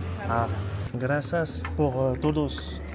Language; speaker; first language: Spanish; non-native, learner; French